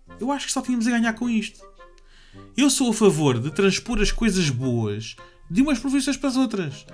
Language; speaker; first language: Portuguese; native; Portuguese